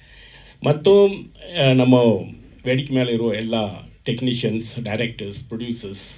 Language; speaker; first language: Kannada; non-native, learner; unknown